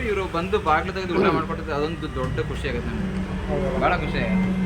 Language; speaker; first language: Kannada; non-native, learner; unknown